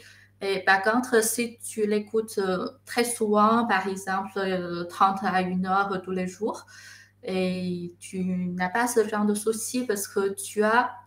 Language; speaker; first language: French; non-native, fluent; Chinese